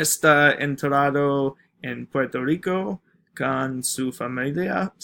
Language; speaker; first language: Spanish; non-native, learner; English